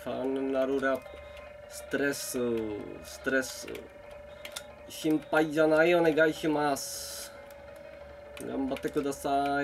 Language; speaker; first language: Japanese; non-native, learner; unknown